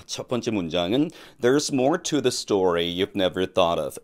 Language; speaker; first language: English; non-native, fluent; Korean